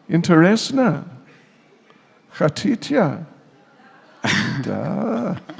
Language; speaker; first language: Russian; non-native, learner; English